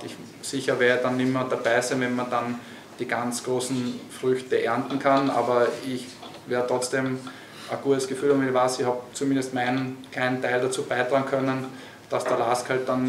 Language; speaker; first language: German; native; German